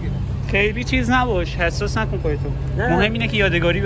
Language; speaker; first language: Persian; native; Persian